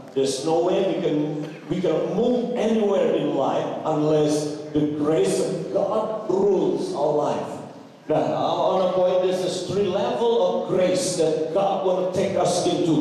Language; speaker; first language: English; non-native, fluent; Indonesian